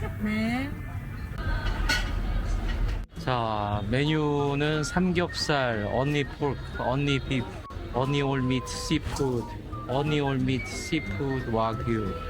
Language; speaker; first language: Korean; native; Korean